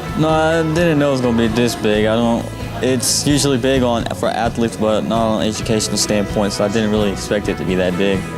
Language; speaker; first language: English; native; English